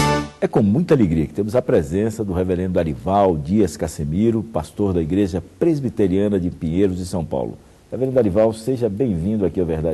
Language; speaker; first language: Portuguese; native; Portuguese